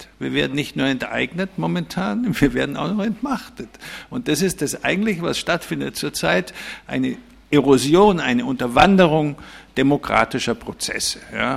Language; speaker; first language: German; native; German